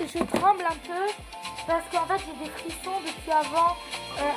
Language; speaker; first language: French; native; French